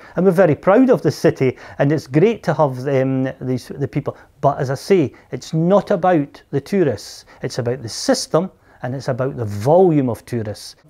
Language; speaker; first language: English; native; English